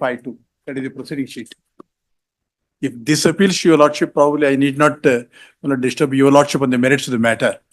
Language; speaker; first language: English; non-native, local second language; Kannada